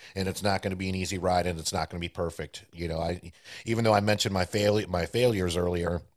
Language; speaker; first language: English; early bilingual, other home language; Spanish